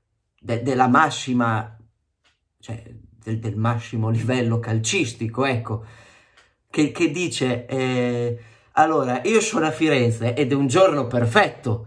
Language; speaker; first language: Italian; native; Italian